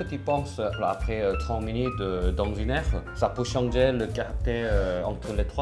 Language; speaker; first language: French; non-native, learner; Korean